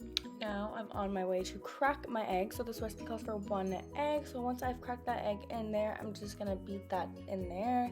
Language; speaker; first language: English; native; English